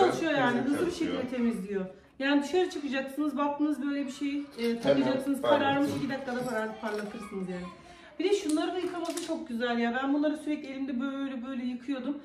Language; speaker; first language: Turkish; native; Turkish